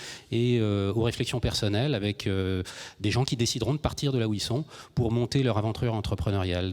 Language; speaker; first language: French; native; French